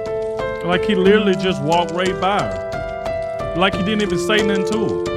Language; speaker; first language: English; native; English